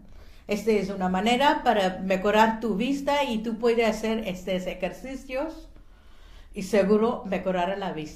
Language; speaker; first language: Spanish; non-native, learner; Hindi